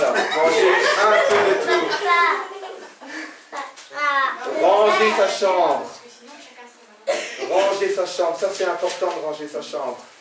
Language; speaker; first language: French; native; French